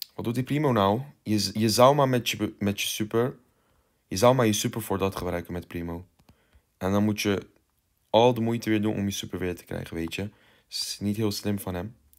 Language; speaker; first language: Dutch; early bilingual, other home language; Turkish